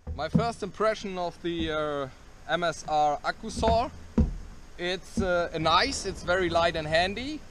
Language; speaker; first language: English; non-native, learner; German